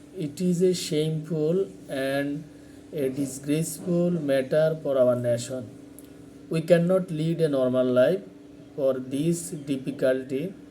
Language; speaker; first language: English; non-native, local second language; Bangla